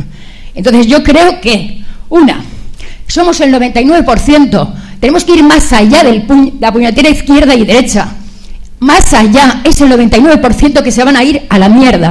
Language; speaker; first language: Spanish; native; Spanish